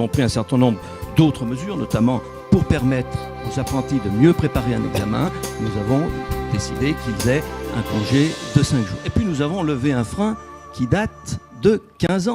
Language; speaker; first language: French; native; French